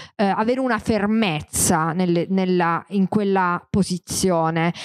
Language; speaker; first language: Italian; native; Italian